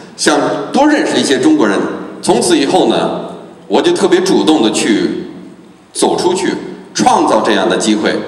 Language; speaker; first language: Chinese; non-native, fluent; English